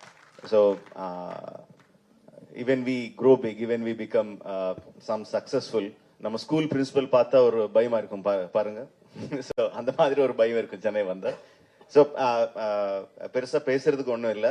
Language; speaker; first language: Tamil; non-native, fluent; Telugu